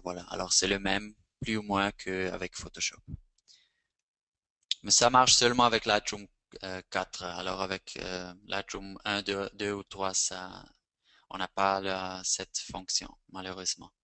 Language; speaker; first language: French; non-native, fluent; Spanish